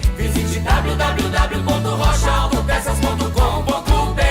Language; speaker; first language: Portuguese; native; Portuguese